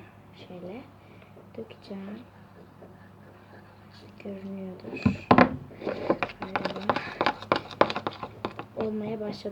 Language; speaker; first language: Turkish; native; Turkish